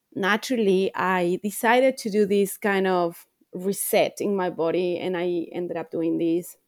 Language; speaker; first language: English; non-native, fluent; Spanish